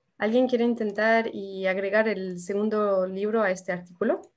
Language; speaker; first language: Spanish; non-native, fluent; French